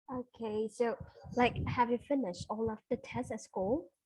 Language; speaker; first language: English; non-native, fluent; Vietnamese